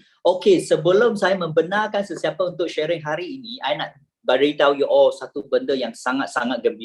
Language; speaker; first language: Malay; native; Malay